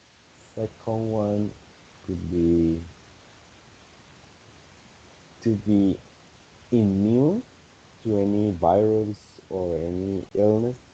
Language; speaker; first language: English; non-native, fluent; Spanish